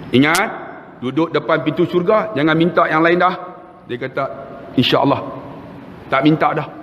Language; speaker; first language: Malay; native; Malay